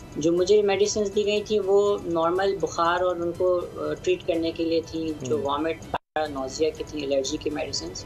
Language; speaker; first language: Urdu; native; Urdu